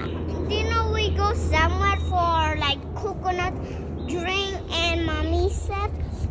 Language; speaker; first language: English; non-native, learner; Persian